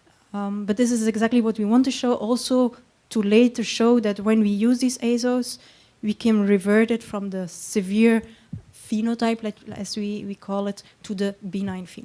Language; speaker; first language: English; non-native, fluent; Dutch